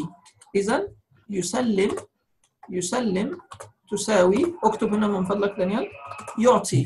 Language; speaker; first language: Arabic; native; Arabic